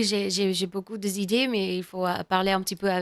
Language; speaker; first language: French; non-native, learner; English